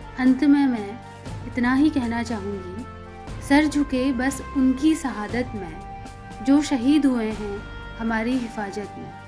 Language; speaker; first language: Hindi; native; Hindi